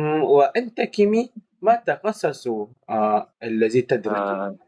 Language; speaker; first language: Arabic; non-native, learner; Malay